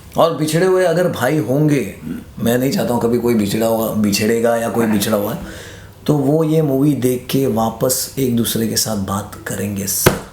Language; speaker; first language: Hindi; non-native, local second language; Marathi